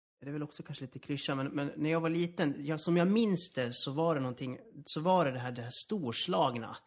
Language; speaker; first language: Swedish; native; Swedish